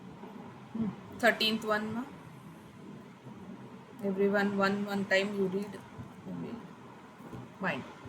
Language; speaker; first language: English; non-native, local second language; Tamil